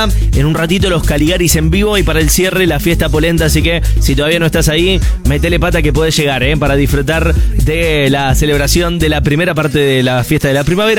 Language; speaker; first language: Spanish; native; Spanish